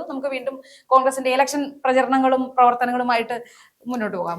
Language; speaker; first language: Malayalam; native; Malayalam